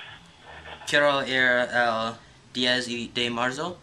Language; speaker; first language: Spanish; non-native, learner; English